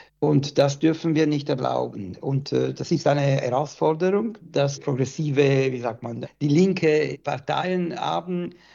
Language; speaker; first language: German; non-native, fluent; Italian